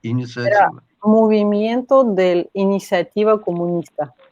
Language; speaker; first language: Spanish; non-native, fluent; Russian